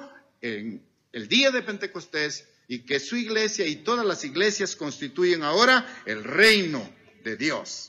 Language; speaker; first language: Spanish; native; Spanish